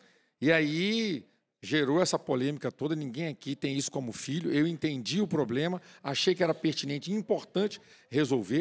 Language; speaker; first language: Portuguese; native; Portuguese